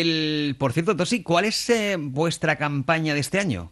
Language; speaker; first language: Spanish; native; Spanish